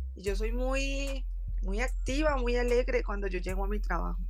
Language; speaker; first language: Spanish; native; Spanish